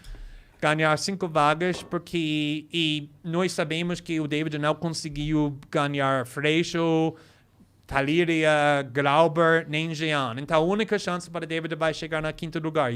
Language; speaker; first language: Portuguese; non-native, fluent; English